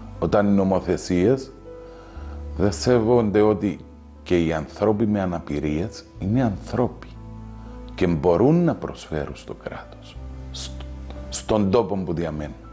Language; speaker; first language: Greek; native; Greek